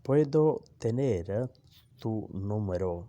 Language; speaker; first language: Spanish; non-native, learner; Urdu